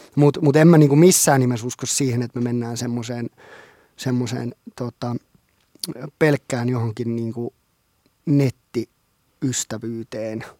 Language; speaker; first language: Finnish; non-native, local second language; Swedish